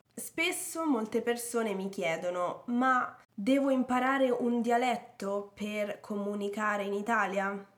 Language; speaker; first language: Italian; native; Italian